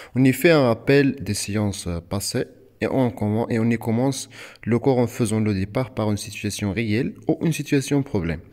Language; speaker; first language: French; non-native, local second language; Arabic